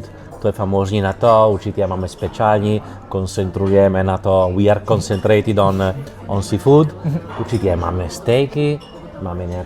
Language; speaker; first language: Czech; non-native, learner; Italian